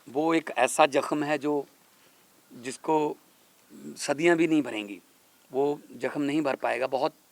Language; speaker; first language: Hindi; non-native, local second language; Punjabi